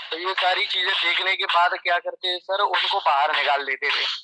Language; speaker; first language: Hindi; native; Hindi